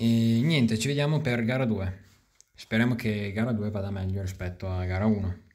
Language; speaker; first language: Italian; native; Italian